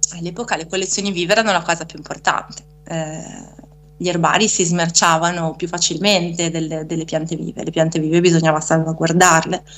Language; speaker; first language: Italian; native; Italian